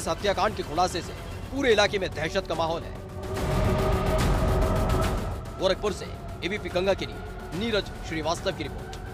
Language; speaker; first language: Hindi; native; Hindi